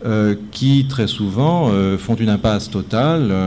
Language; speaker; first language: French; native; French